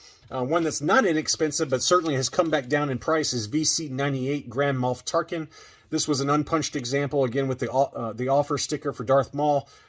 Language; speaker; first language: English; native; English